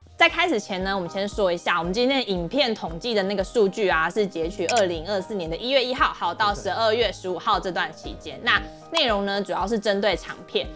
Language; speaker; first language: Chinese; native; Chinese